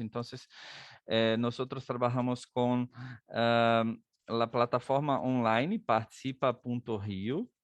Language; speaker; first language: Spanish; non-native, learner; Portuguese